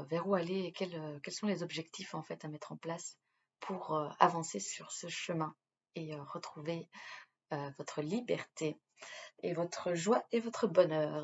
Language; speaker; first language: French; native; French